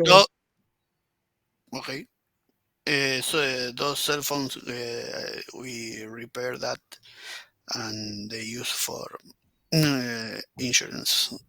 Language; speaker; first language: English; non-native, learner; Spanish